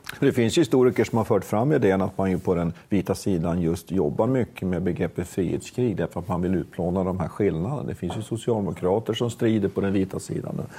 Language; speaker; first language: Swedish; native; Swedish